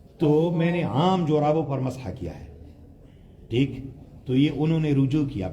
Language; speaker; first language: Urdu; non-native, local second language; Pashto